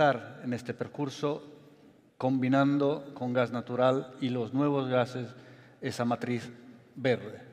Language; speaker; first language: Spanish; non-native, fluent; Italian